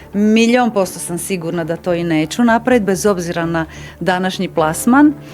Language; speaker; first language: Bosnian; native; Bosnian